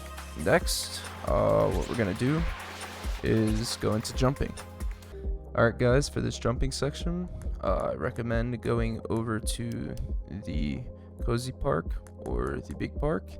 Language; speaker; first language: English; native; English